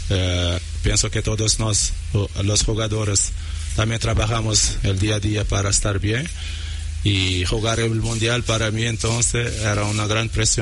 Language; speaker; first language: Spanish; non-native, learner; Portuguese